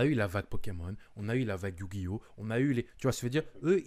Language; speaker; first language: French; native; French